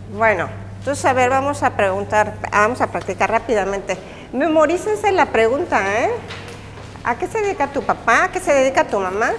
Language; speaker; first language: Spanish; native; Spanish